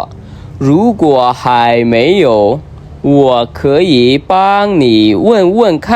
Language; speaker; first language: Chinese; non-native, fluent; Khmer